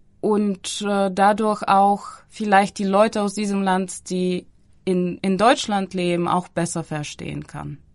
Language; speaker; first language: German; non-native, fluent; Bulgarian